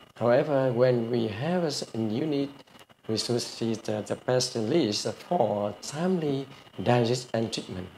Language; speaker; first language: English; non-native, learner; Vietnamese